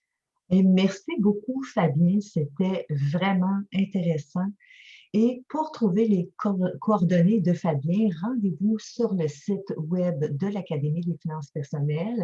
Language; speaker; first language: French; native; French